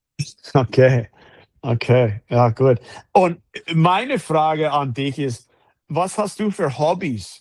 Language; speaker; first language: German; non-native, fluent; English